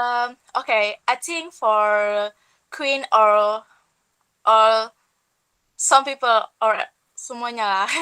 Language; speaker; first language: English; non-native, learner; Indonesian